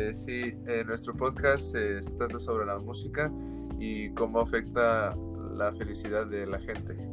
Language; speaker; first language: Spanish; early bilingual, heritage; Spanish